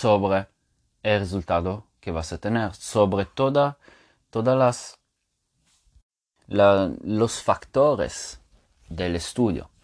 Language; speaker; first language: Spanish; non-native, fluent; Italian